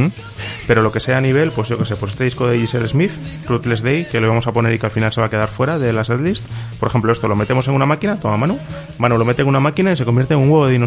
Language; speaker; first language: Spanish; native; Spanish